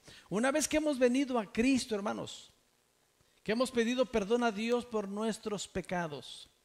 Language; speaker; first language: Spanish; native; Spanish